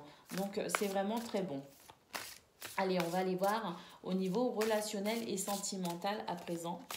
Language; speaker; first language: French; native; French